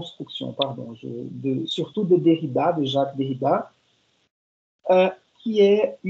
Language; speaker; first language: French; non-native, fluent; Portuguese